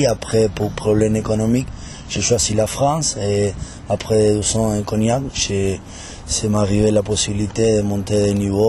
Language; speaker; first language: French; non-native, fluent; Spanish